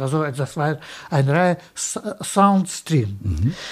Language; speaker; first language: German; non-native, fluent; Russian